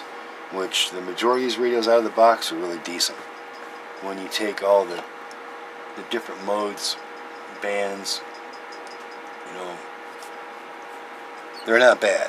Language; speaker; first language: English; native; English